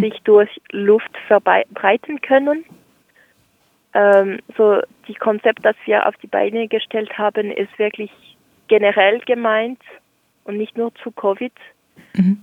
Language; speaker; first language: German; non-native, local second language; French